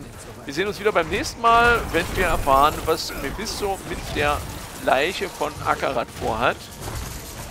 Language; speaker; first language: German; native; German